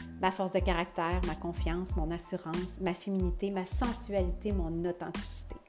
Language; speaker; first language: French; native; French